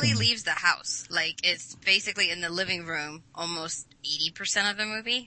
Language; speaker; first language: English; native; English